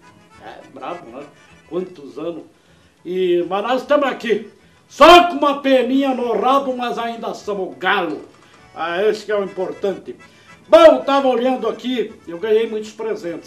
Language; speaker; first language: Portuguese; native; Portuguese